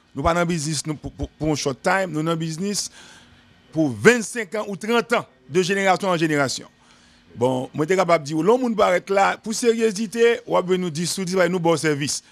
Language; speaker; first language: French; non-native, local second language; Haitian Creole